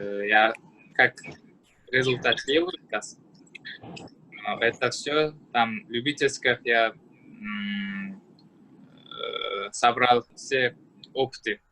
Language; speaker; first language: Russian; non-native, learner; Uzbek